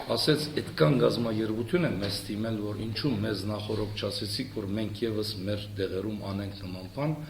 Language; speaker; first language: Armenian; early bilingual, heritage; Armenian